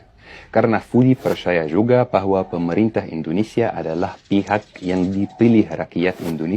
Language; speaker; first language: Indonesian; non-native, fluent; Arabic